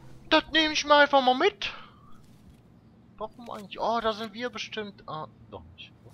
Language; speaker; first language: German; native; German